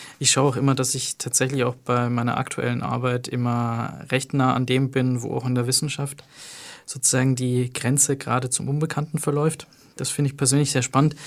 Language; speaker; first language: German; native; German